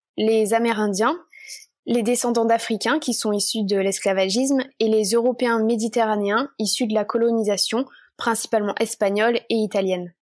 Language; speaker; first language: French; native; French